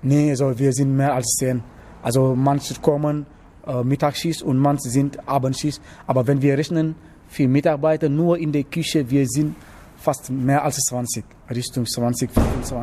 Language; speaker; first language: German; non-native, learner; Wolof